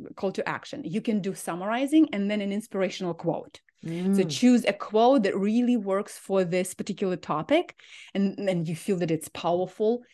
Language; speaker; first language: English; non-native, fluent; Ukrainian